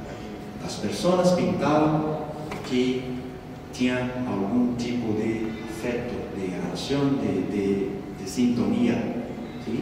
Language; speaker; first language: Spanish; non-native, learner; Portuguese